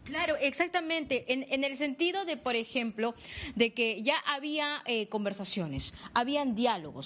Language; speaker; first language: Spanish; native; Spanish